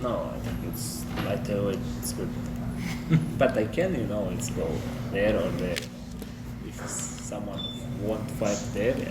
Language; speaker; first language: English; non-native, learner; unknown